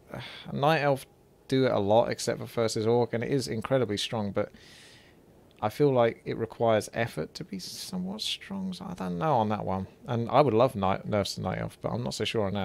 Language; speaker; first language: English; native; English